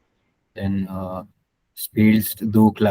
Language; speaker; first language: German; non-native, learner; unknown